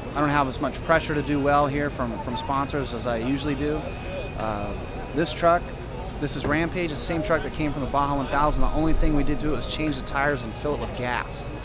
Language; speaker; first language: English; native; English